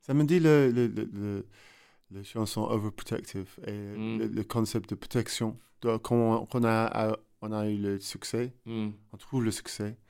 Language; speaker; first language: French; non-native, learner; English